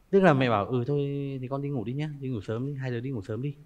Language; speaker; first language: Vietnamese; native; Vietnamese